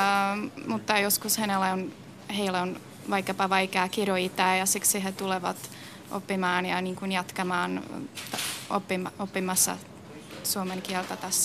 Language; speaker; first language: Finnish; non-native, fluent; Czech